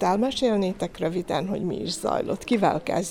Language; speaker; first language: Hungarian; native; Hungarian